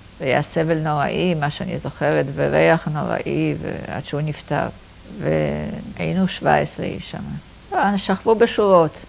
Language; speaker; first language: Hebrew; non-native, fluent; Polish